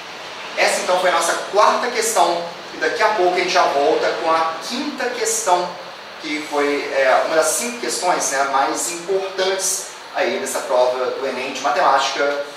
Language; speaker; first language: Portuguese; native; Portuguese